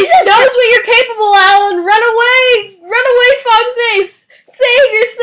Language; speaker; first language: English; native; English